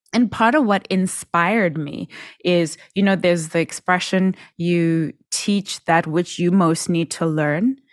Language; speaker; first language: English; non-native, local second language; Shona